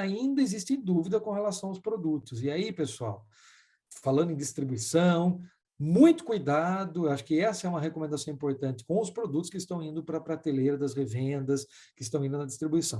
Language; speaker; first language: Portuguese; native; Portuguese